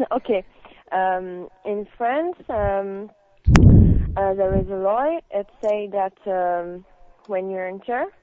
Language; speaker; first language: English; non-native, learner; French